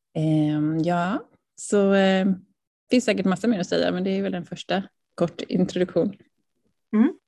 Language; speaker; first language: Swedish; native; Swedish